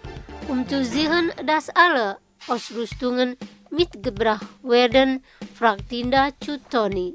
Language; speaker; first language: German; non-native, fluent; Indonesian